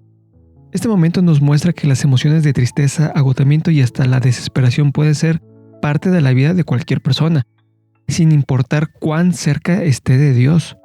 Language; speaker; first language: Spanish; native; Spanish